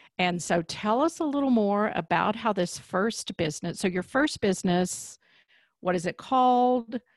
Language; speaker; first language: English; native; English